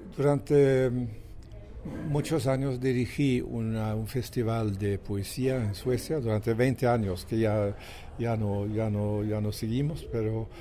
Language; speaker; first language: Spanish; non-native, fluent; Swedish